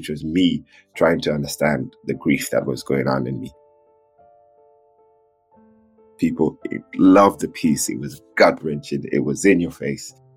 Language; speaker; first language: English; early bilingual, other home language; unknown